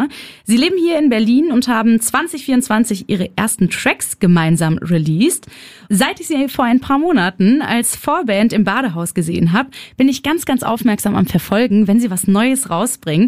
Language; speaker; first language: German; native; German